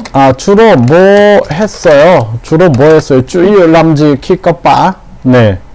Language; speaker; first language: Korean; native; Korean